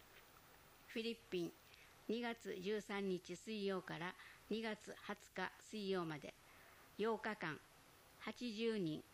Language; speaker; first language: Japanese; native; Japanese